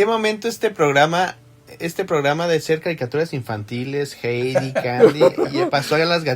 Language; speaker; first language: Spanish; native; Spanish